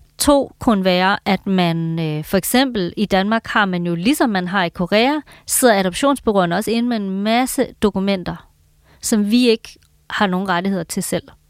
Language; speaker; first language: Danish; native; Danish